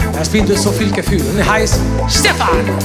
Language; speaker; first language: German; non-native, learner; Spanish